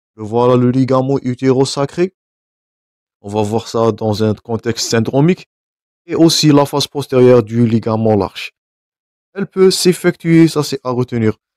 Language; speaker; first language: French; non-native, local second language; Arabic